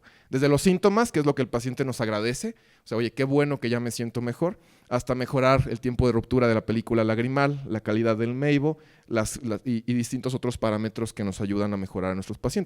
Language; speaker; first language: Spanish; native; Spanish